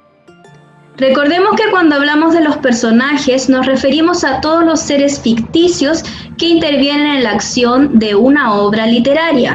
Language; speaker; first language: Spanish; native; Spanish